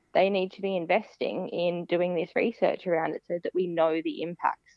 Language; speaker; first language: English; native; English